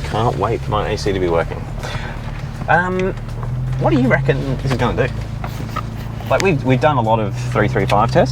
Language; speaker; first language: English; native; English